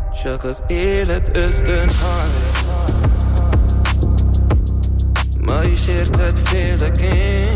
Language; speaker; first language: Hungarian; native; Hungarian